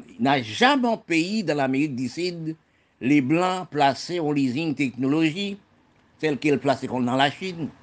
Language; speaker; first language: French; non-native, local second language; Haitian Creole